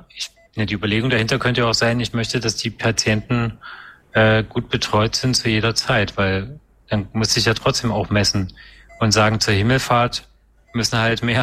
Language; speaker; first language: German; native; German